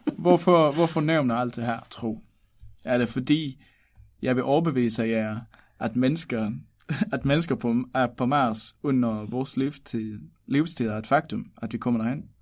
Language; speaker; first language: Danish; native; Danish